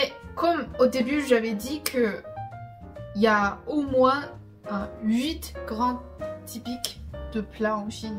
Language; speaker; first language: French; non-native, fluent; Chinese